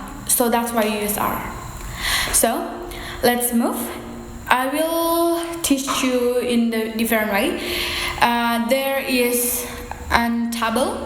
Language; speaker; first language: English; non-native, learner; Indonesian